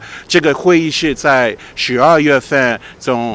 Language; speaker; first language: Chinese; non-native, fluent; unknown